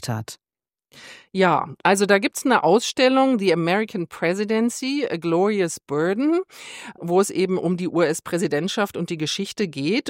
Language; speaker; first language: German; native; German